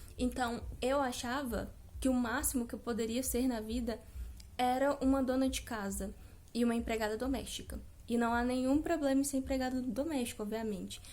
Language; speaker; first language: Portuguese; native; Portuguese